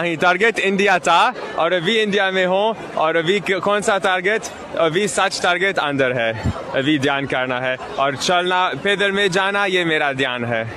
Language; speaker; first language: Hindi; non-native, learner; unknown